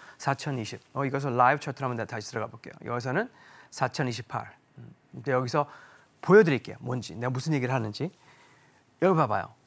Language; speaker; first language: Korean; early bilingual, heritage; Korean